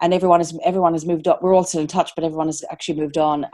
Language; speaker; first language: English; native; English